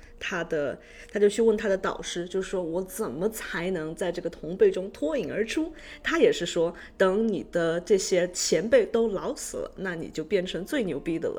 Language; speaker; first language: Chinese; native; Chinese